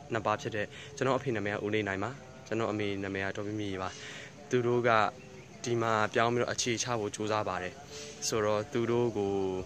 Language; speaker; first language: Burmese; native; Burmese